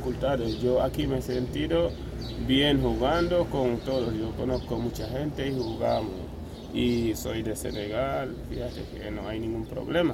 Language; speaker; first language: Spanish; non-native, fluent; Wolof